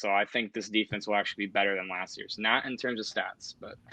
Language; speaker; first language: English; native; English